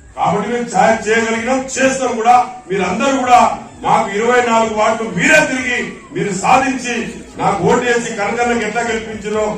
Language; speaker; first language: Telugu; non-native, local second language; Lambadi